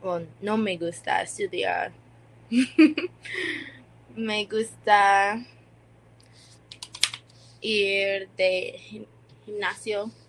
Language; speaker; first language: Spanish; non-native, learner; English